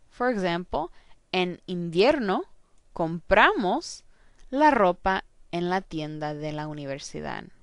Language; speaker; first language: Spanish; non-native, fluent; English